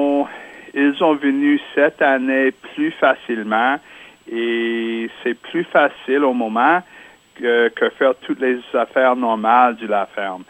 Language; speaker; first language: French; non-native, local second language; English